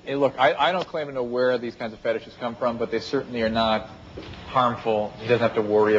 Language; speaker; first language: English; native; English